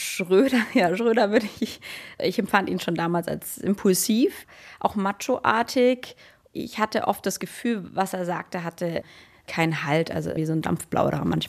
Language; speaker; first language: German; native; German